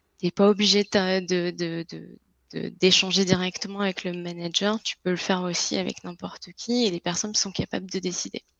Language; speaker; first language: French; native; French